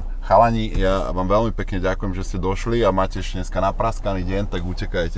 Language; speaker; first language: Slovak; native; Slovak